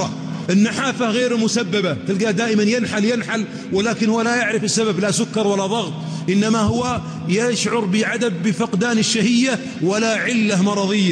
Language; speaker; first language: Arabic; native; Arabic